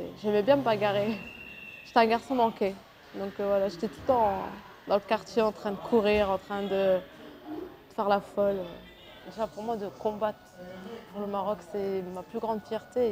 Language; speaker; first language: French; early bilingual, other home language; Arabic